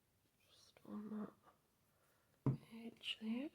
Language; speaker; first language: English; native; English